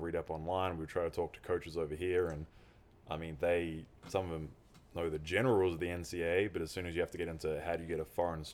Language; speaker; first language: English; native; English